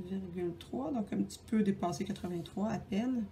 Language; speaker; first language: French; native; French